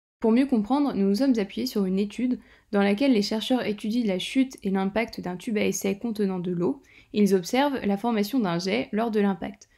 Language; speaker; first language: French; native; French